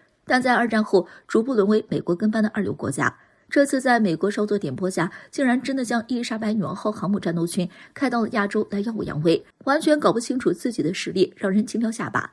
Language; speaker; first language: Chinese; native; Chinese